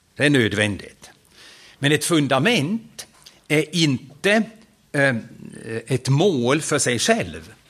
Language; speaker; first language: Swedish; non-native, fluent; German